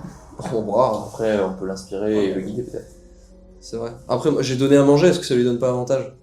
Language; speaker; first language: French; native; French